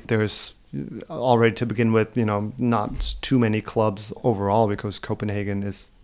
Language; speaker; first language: English; non-native, fluent; German